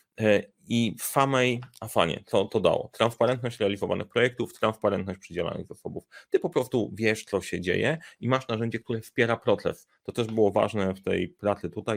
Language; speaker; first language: Polish; native; Polish